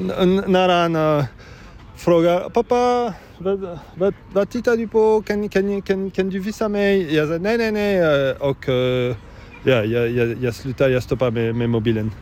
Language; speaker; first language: Swedish; non-native, learner; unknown